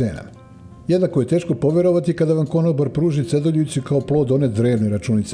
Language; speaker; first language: Serbian; native; Serbian